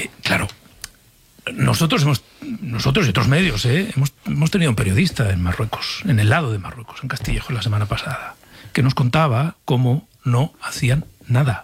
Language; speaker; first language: Spanish; native; Spanish